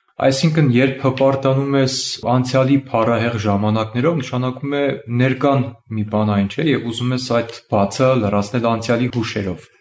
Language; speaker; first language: Armenian; native; Armenian